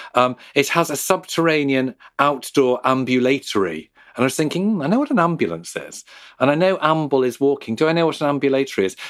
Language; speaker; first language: English; native; English